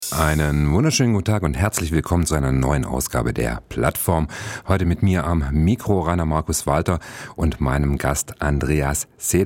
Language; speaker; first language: German; native; German